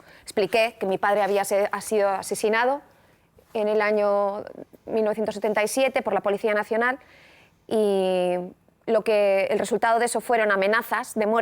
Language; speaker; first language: Spanish; native; Spanish